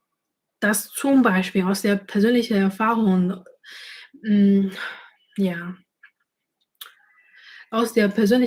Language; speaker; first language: German; non-native, fluent; Chinese